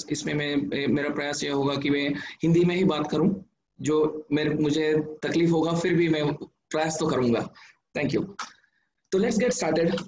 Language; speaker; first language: Hindi; non-native, local second language; Telugu